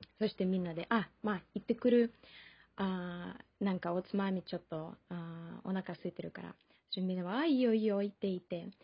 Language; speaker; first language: Japanese; non-native, fluent; Russian